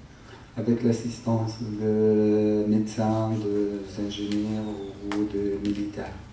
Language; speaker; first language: French; non-native, fluent; Arabic